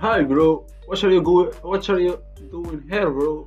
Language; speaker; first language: English; non-native, learner; Arabic